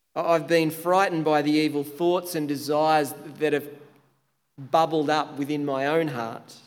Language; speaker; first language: English; native; English